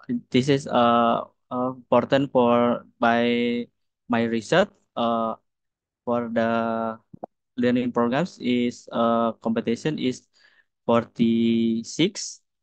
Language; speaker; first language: English; non-native, learner; Indonesian